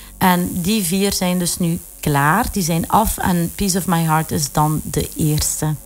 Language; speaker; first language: Dutch; early bilingual, other home language; Italian